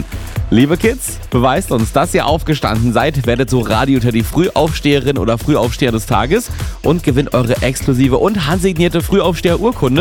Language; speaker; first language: German; native; German